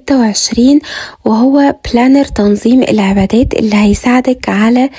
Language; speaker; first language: Arabic; native; Arabic